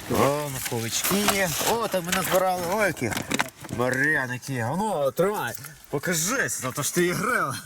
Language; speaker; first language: Ukrainian; native; Ukrainian